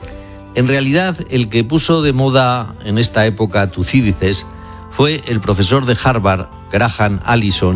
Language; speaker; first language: Spanish; native; Spanish